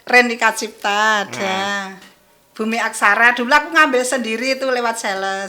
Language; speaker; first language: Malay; non-native, local second language; Javanese